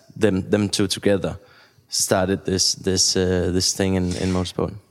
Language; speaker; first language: English; non-native, fluent; Danish